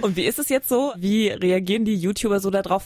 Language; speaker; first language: German; native; German